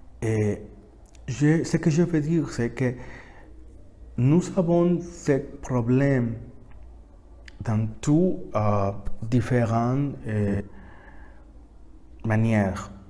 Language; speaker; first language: French; non-native, learner; Spanish